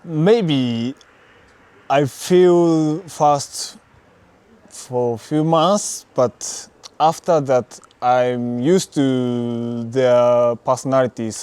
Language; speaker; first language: English; non-native, learner; Japanese